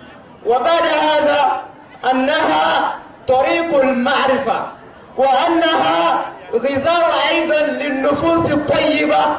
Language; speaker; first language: Arabic; non-native, learner; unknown